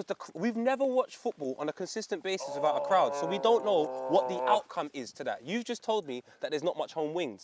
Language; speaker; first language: English; native; English